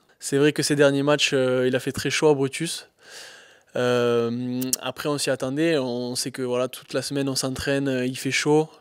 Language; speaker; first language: French; native; French